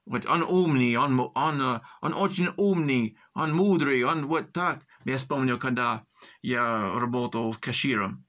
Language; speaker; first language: Russian; early bilingual, heritage; English